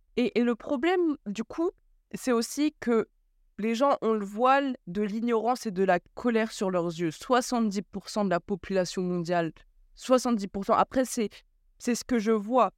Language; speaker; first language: French; early bilingual, other home language; Bambara